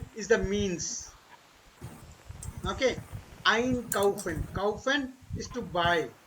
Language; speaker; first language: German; non-native, fluent; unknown